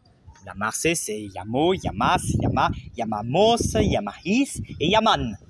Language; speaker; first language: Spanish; non-native, learner; French